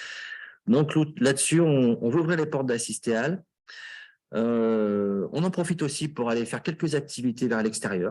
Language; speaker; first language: French; native; French